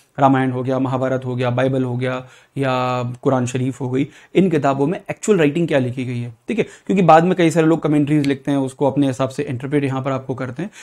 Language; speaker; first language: Hindi; native; Hindi